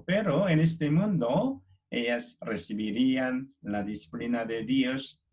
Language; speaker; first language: Spanish; non-native, fluent; Korean